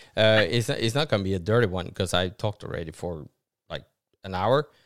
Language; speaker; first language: English; non-native, fluent; Norwegian